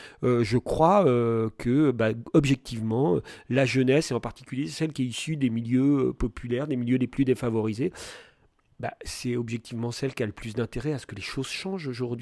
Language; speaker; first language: French; native; French